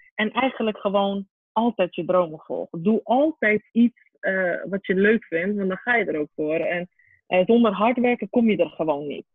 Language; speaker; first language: Dutch; early bilingual, other home language; Persian